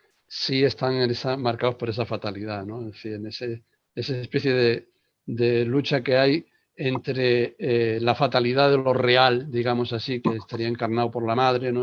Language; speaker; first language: Spanish; native; Spanish